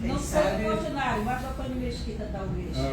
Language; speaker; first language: Portuguese; native; Portuguese